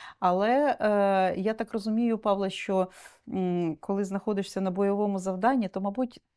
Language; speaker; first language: Ukrainian; native; Ukrainian